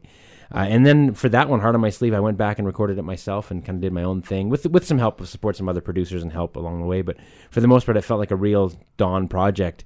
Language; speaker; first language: English; native; English